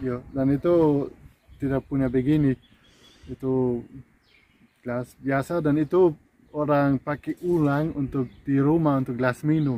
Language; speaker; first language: Indonesian; non-native, learner; German